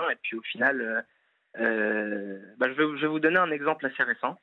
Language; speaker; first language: French; native; French